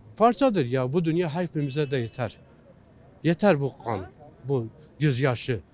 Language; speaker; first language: Turkish; non-native, local second language; Kurdish